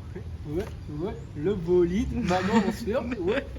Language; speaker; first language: French; native; French